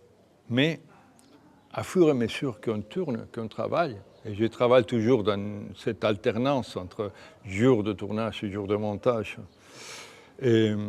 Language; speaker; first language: French; non-native, fluent; Spanish